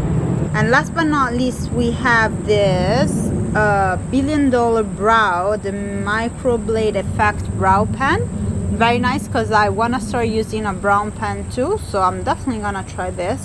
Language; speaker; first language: English; non-native, fluent; Italian